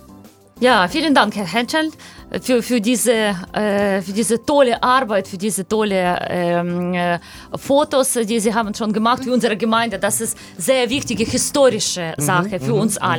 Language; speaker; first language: German; non-native, learner; Ukrainian